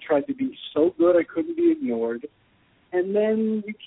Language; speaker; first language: English; native; English